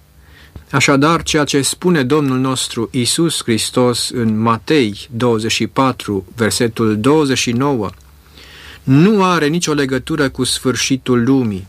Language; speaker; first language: Romanian; native; Romanian